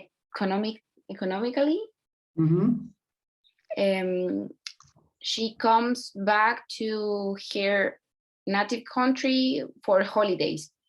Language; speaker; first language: English; non-native, learner; Spanish